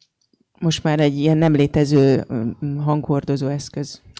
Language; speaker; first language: Hungarian; native; Hungarian